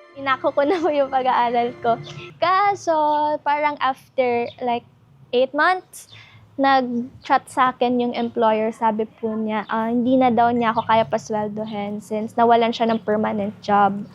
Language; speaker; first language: Filipino; native; Filipino